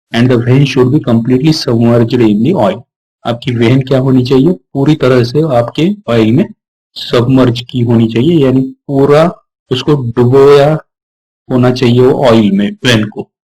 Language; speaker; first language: Hindi; non-native, local second language; Marathi